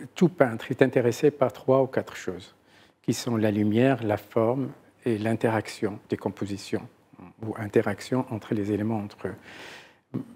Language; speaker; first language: French; non-native, local second language; Arabic